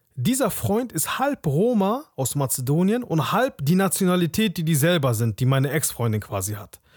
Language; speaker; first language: German; early bilingual, other home language; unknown